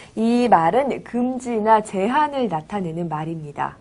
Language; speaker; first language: Korean; native; Korean